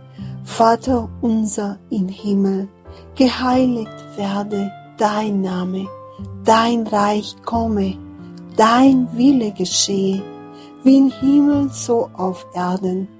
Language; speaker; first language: German; non-native, fluent; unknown